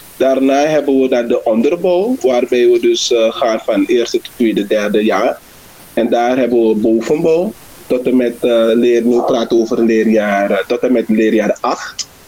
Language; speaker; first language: Dutch; native; Dutch